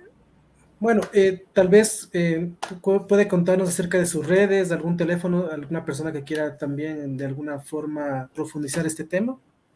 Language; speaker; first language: Spanish; native; Spanish